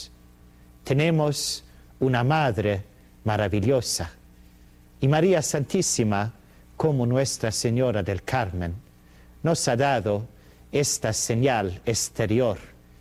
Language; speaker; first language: Spanish; non-native, fluent; Swedish